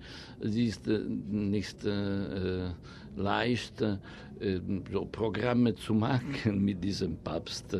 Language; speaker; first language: German; non-native, fluent; Italian